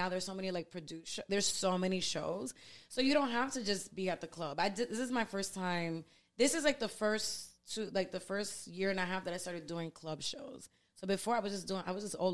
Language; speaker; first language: English; early bilingual, other home language; Spanish